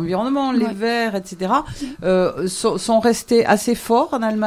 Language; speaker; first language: French; native; French